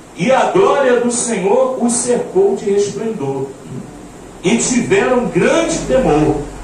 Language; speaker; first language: Portuguese; native; Portuguese